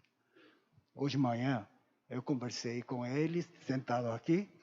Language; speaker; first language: Portuguese; non-native, learner; Korean